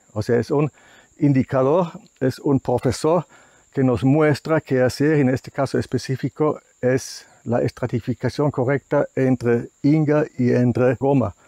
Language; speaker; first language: Spanish; non-native, fluent; German